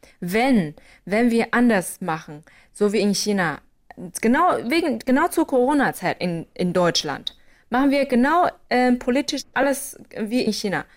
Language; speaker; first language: German; non-native, fluent; Chinese